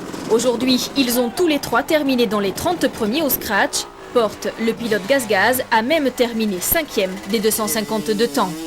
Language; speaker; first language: French; native; French